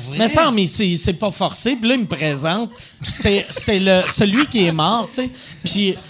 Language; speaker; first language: French; native; French